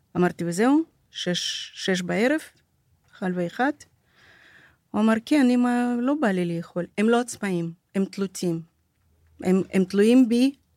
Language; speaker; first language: Hebrew; non-native, fluent; Russian